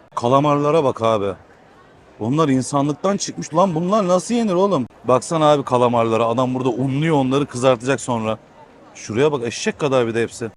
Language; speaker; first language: Turkish; native; Turkish